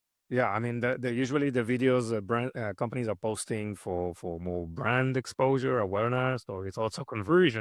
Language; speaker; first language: English; non-native, fluent; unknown